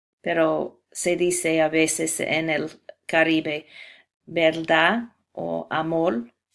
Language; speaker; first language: Spanish; non-native, fluent; English